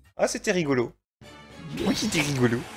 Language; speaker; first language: French; native; French